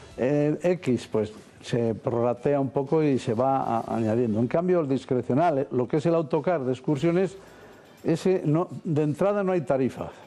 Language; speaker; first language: Spanish; native; Spanish